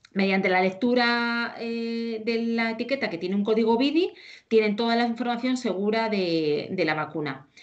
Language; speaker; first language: Spanish; native; Spanish